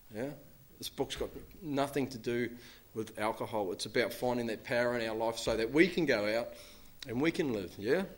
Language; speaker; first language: English; native; English